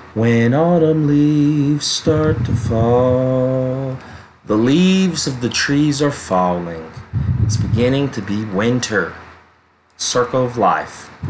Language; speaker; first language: English; native; English